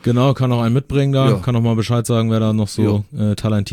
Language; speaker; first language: German; native; German